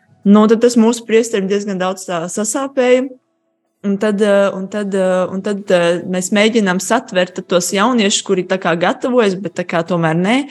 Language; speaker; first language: Latvian; native; Latvian